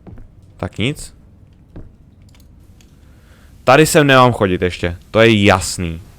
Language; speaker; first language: Czech; native; Czech